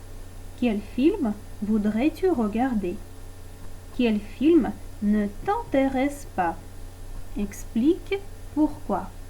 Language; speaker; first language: French; non-native, fluent; Russian